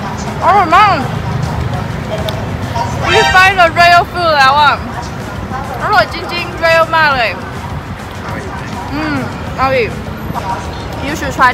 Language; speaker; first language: English; non-native, learner; Chinese